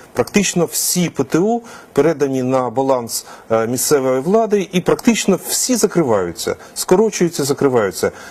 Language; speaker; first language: Ukrainian; native; Ukrainian